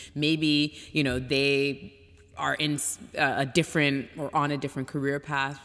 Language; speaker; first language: English; native; English